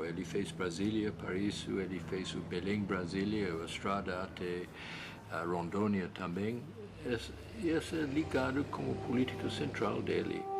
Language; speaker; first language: Portuguese; non-native, fluent; English